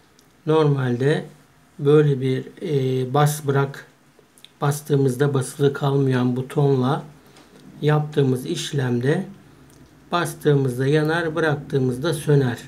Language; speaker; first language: Turkish; native; Turkish